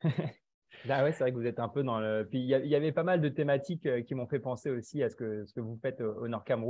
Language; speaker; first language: French; native; French